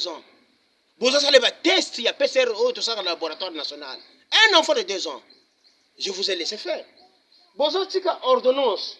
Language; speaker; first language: French; non-native, local second language; Lingala